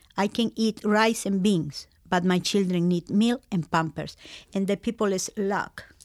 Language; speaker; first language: English; non-native, learner; Spanish